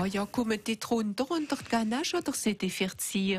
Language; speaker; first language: German; native; German